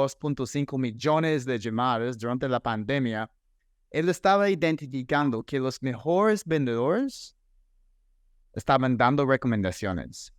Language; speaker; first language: Spanish; non-native, fluent; English